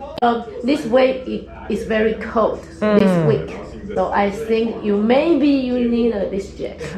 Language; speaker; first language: English; non-native, learner; Chinese